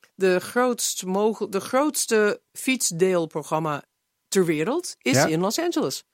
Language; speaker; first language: Dutch; non-native, fluent; English